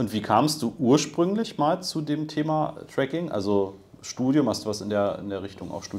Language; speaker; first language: German; native; German